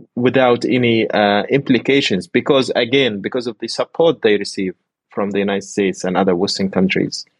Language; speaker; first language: English; non-native, fluent; Arabic